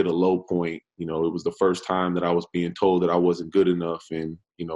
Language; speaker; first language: English; native; English